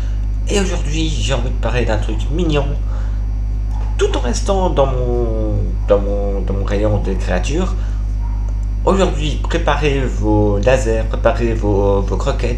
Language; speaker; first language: French; native; French